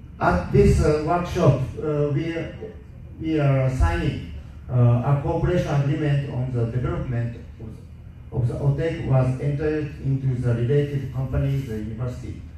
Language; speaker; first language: English; non-native, learner; Japanese